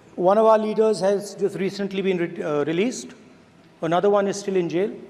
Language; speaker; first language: English; non-native, local second language; Hindi